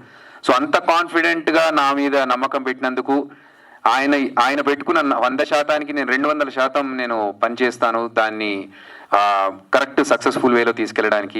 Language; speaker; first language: Telugu; native; Telugu